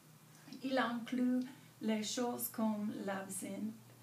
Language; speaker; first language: French; non-native, learner; English